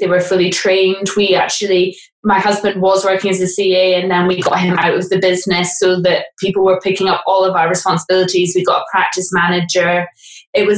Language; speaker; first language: English; native; English